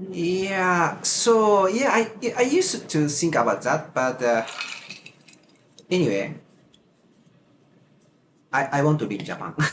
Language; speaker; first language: English; non-native, learner; Japanese